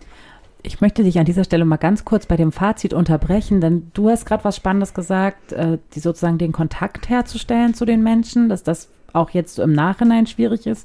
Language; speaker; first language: German; native; German